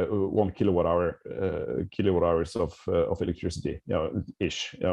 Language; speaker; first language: English; non-native, fluent; Norwegian